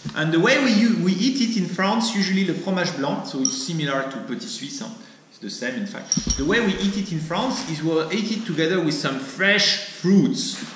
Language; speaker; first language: English; non-native, fluent; French